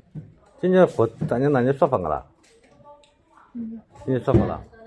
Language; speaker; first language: Chinese; native; Chinese